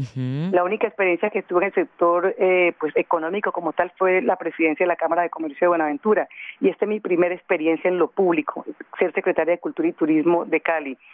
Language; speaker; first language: Spanish; native; Spanish